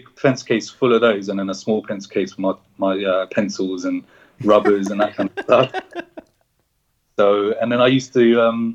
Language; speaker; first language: English; native; English